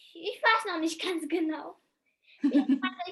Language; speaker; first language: German; early bilingual, heritage; German